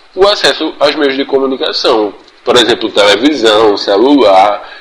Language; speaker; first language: Portuguese; native; Portuguese